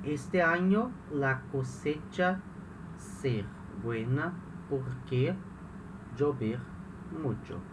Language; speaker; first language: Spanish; non-native, fluent; Portuguese